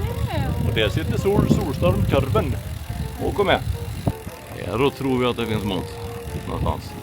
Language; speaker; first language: Swedish; native; Swedish